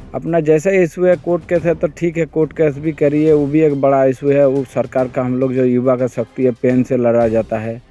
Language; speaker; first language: Hindi; non-native, local second language; Bangla